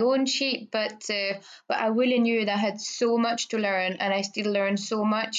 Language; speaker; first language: English; non-native, fluent; French